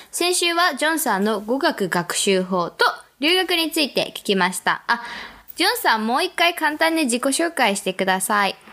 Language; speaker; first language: Japanese; native; Japanese